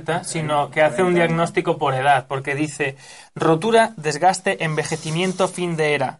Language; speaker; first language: Spanish; native; Spanish